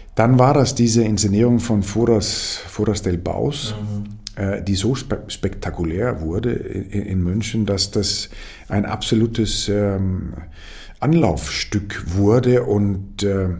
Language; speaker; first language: German; non-native, fluent; Danish